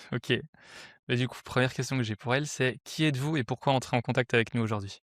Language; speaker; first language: French; native; French